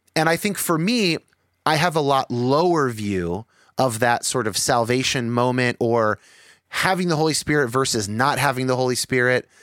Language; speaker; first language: English; native; English